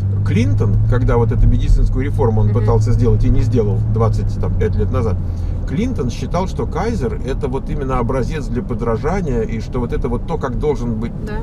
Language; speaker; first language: Russian; native; Russian